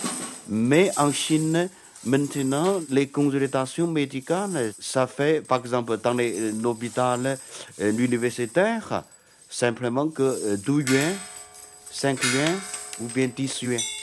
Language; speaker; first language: French; non-native, fluent; Chinese